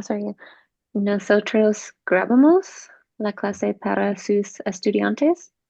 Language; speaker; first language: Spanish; non-native, learner; English